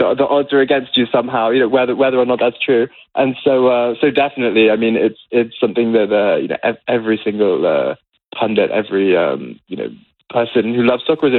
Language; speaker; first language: English; native; English